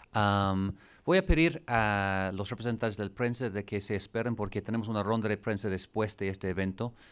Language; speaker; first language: Spanish; non-native, fluent; English